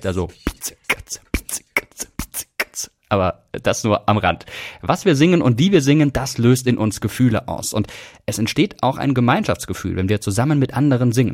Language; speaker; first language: German; native; German